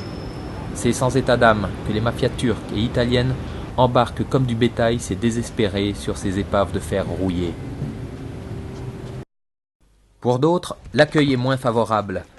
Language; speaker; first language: French; native; French